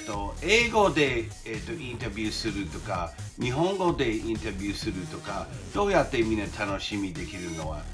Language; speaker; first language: Japanese; non-native, fluent; English